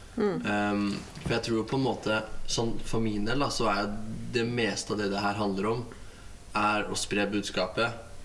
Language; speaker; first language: Norwegian; native; Norwegian